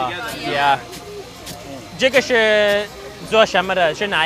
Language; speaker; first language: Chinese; non-native, learner; English